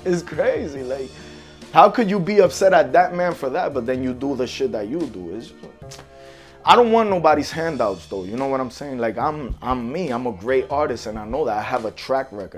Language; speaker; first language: English; early bilingual, other home language; Spanish